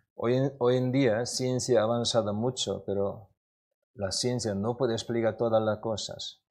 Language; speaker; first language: Spanish; non-native, learner; Korean